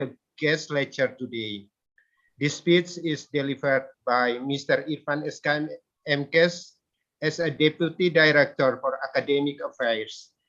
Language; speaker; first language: English; non-native, fluent; Indonesian